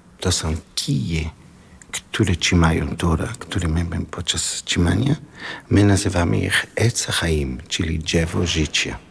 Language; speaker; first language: Polish; non-native, learner; Hebrew